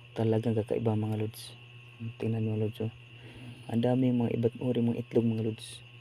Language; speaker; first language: Filipino; non-native, local second language; Cebuano